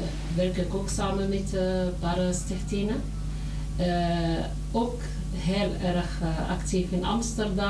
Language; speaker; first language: Dutch; non-native, learner; Arabic